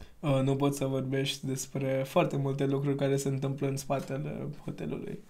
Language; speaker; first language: Romanian; non-native, fluent; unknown